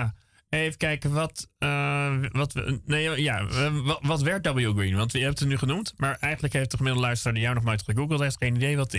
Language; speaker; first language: Dutch; native; Dutch